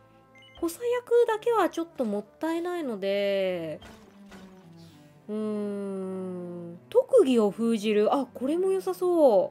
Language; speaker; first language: Japanese; native; Japanese